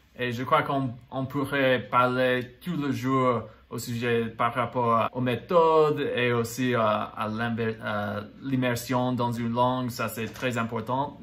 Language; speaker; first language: French; non-native, fluent; English